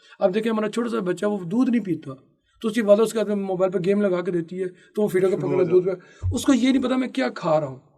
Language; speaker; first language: Urdu; non-native, local second language; Punjabi